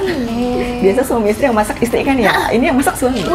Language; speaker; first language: Indonesian; native; Indonesian